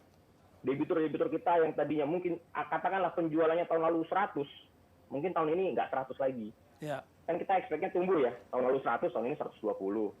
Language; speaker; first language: Indonesian; native; Indonesian